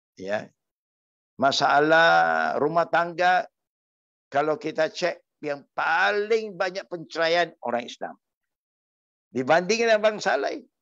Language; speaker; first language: Malay; non-native, local second language; Chinese